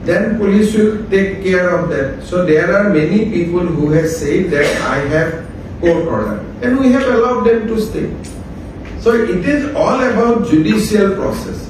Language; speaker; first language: English; non-native, local second language; Assamese